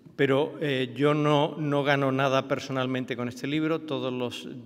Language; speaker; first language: Spanish; native; Spanish